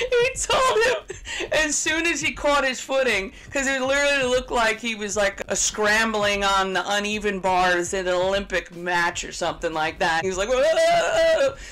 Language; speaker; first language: English; native; English